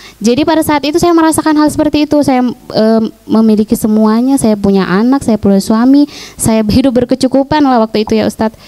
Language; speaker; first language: Indonesian; native; Indonesian